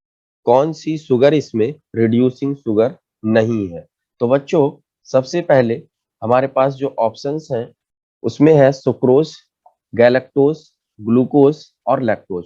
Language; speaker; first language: Hindi; native; Hindi